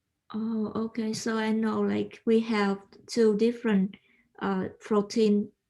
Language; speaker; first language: English; non-native, learner; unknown